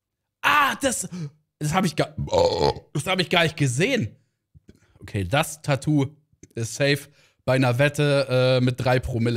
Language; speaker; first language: German; native; German